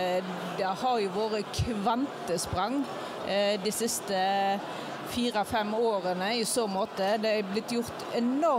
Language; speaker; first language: Norwegian; native; Norwegian